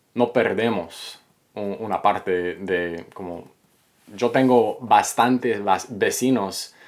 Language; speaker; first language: Spanish; native; Spanish